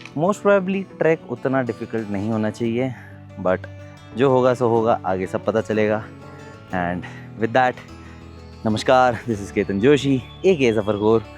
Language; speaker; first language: Hindi; native; Hindi